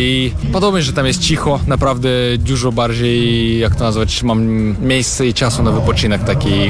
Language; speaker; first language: Polish; non-native, fluent; Russian